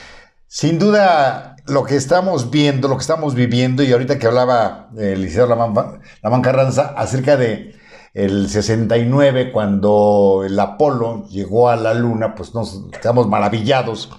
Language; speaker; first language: Spanish; native; Spanish